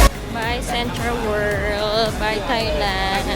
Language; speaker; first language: English; non-native, local second language; Filipino